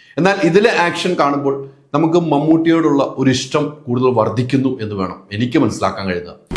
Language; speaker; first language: Malayalam; native; Malayalam